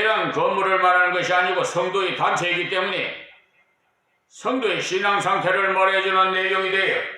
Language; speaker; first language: Korean; native; Korean